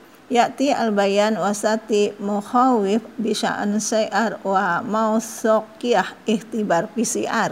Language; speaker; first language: Arabic; non-native, fluent; Indonesian